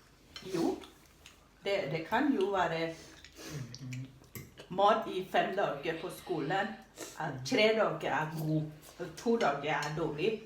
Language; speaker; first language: Norwegian; non-native, learner; Thai